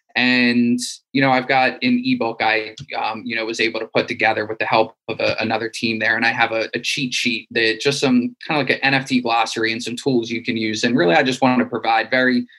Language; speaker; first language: English; native; English